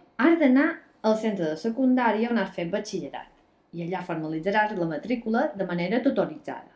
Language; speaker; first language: Catalan; native; Catalan